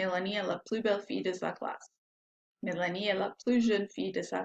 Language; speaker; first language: French; non-native, fluent; English